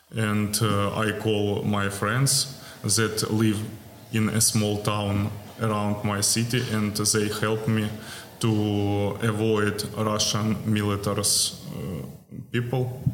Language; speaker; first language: English; non-native, learner; Ukrainian